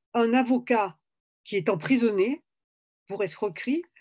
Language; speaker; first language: French; native; French